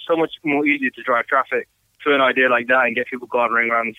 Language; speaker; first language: English; native; English